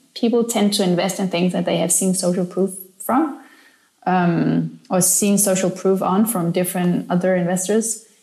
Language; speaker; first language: English; non-native, fluent; Danish